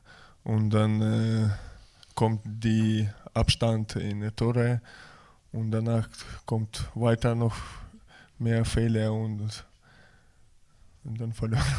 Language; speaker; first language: German; non-native, learner; Russian